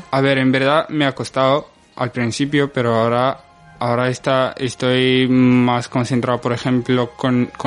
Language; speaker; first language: Spanish; non-native, fluent; Arabic